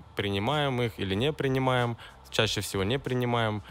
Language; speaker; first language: Russian; native; Russian